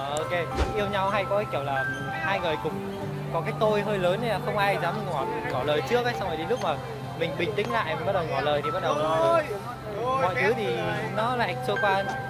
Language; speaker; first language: Vietnamese; native; Vietnamese